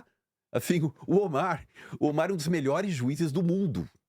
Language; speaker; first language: Portuguese; native; Portuguese